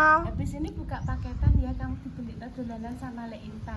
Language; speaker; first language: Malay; non-native, local second language; Javanese